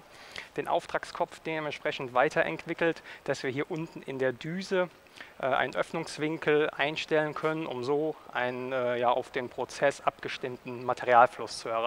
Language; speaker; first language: German; native; German